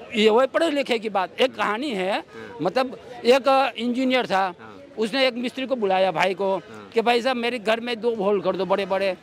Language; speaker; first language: Hindi; non-native, local second language; Gujarati